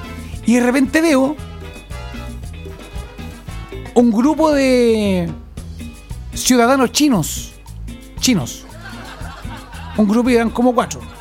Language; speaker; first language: Spanish; native; Spanish